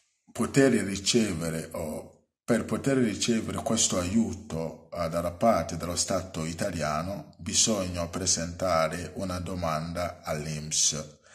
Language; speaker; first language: Italian; non-native, fluent; Akan